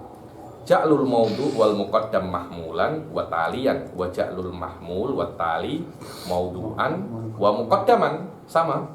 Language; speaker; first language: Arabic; non-native, fluent; Indonesian